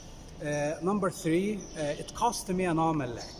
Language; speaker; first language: English; non-native, fluent; Arabic